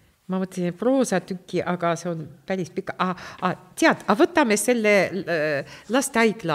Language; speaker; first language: Estonian; non-native, local second language; Russian